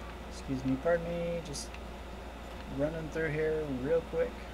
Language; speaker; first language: English; native; English